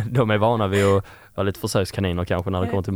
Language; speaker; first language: Swedish; native; Swedish